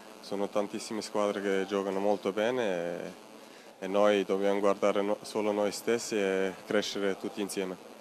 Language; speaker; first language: Italian; non-native, fluent; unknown